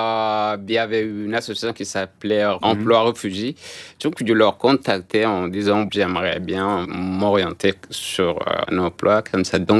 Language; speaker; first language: French; non-native, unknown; Arabic